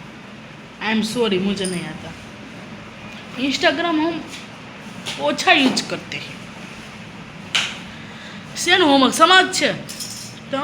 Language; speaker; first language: Hindi; non-native, local second language; Gujarati